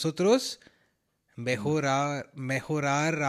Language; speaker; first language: Spanish; non-native, learner; Hindi